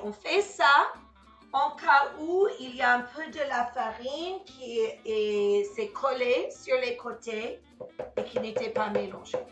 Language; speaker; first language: French; non-native, fluent; English